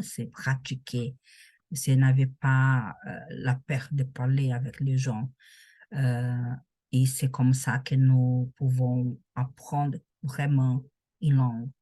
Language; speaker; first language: French; non-native, learner; Portuguese